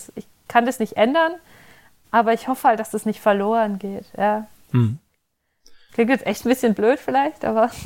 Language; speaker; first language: German; native; German